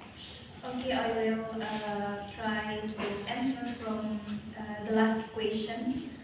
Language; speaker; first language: English; non-native, learner; Indonesian